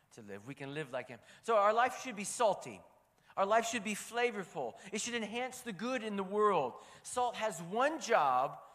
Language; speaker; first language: English; native; English